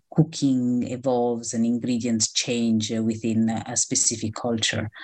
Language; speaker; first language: English; non-native, fluent; Italian